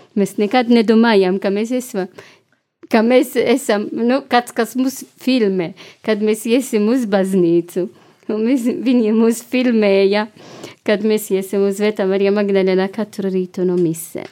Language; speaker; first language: Latvian; non-native, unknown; Maltese